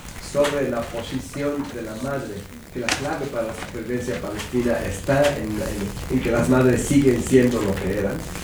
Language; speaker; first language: Spanish; native; Spanish